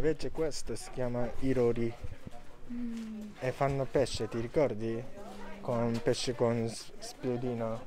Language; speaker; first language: Italian; non-native, learner; Japanese